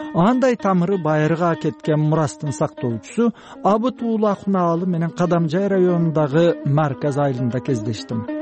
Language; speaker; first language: Kyrgyz; native; Kyrgyz